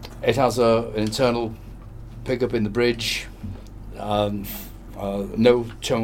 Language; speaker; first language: English; native; English